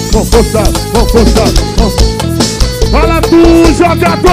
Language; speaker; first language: Portuguese; native; Portuguese